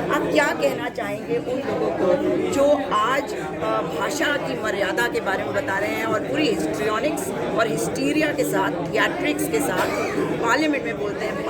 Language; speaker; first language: Hindi; native; Hindi